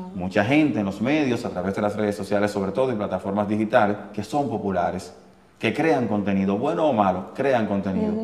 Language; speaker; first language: Spanish; native; Spanish